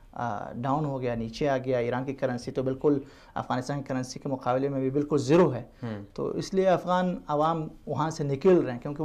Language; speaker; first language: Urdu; non-native, fluent; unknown